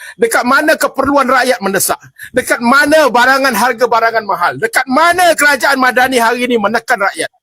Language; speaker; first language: Malay; native; Malay